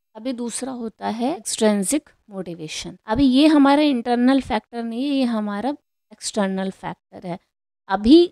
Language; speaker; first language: Hindi; native; Hindi